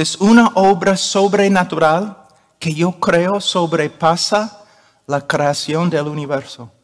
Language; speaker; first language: Spanish; non-native, fluent; English